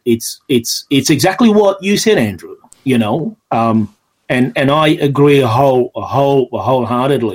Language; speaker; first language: English; native; English